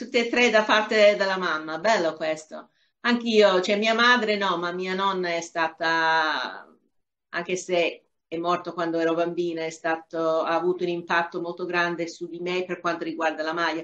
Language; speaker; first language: Italian; non-native, fluent; English